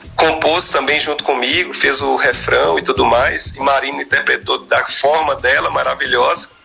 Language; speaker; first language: Portuguese; native; Portuguese